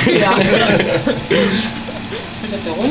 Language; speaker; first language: German; non-native, fluent; Bulgarian